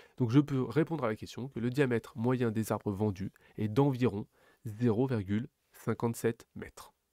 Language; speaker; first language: French; native; French